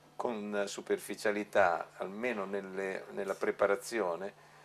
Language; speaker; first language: Italian; non-native, local second language; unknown